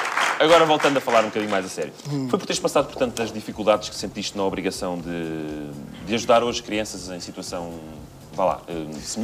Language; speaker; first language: Portuguese; native; Portuguese